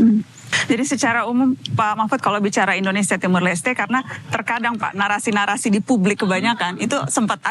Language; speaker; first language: Indonesian; native; Indonesian